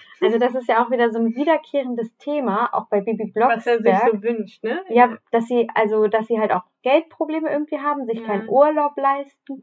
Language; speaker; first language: German; native; German